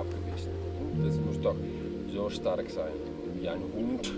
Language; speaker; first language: German; non-native, fluent; Latvian